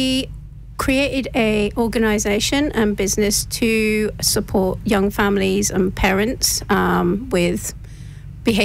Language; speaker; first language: English; native; English